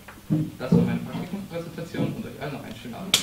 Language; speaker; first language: German; native; German